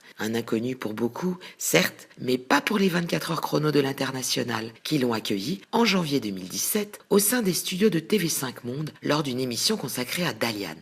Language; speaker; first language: French; native; French